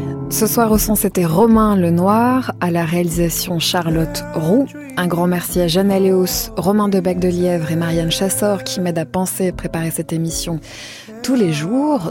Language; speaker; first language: French; native; French